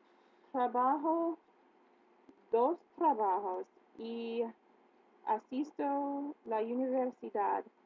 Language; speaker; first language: Spanish; non-native, learner; English